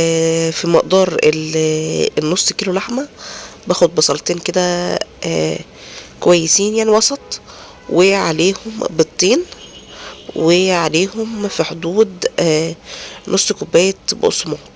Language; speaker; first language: Arabic; native; Arabic